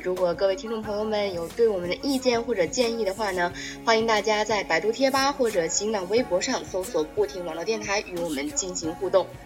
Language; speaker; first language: Chinese; native; Chinese